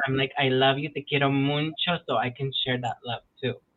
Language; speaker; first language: English; early bilingual, other home language; Spanish